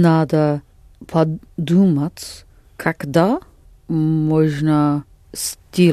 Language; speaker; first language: Russian; non-native, learner; English